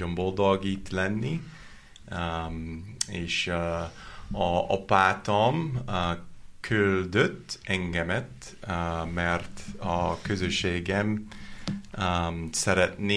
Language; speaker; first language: Hungarian; non-native, learner; English